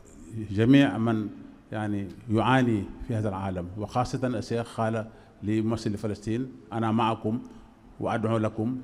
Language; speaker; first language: Arabic; non-native, fluent; Wolof